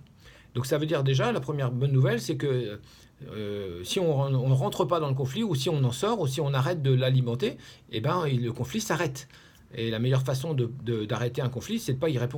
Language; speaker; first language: French; native; French